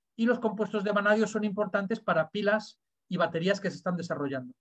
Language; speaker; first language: Spanish; native; Spanish